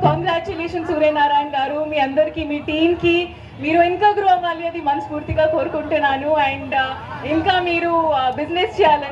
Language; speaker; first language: Telugu; non-native, fluent; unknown